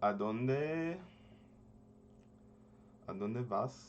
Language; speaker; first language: Spanish; early bilingual, heritage; English